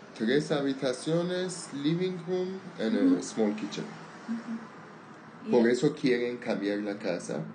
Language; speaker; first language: Spanish; non-native, learner; Armenian